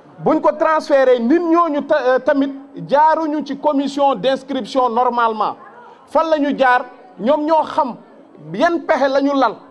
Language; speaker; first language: Wolof; non-native, local second language; Fula